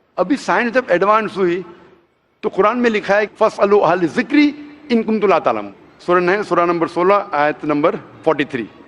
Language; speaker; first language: Hindi; non-native, local second language; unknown